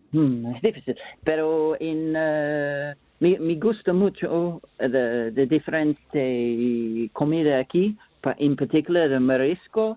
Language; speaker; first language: Spanish; non-native, learner; English